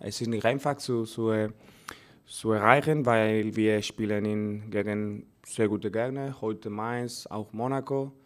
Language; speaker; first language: German; non-native, learner; Spanish